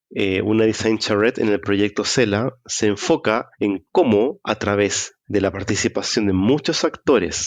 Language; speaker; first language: Spanish; native; Spanish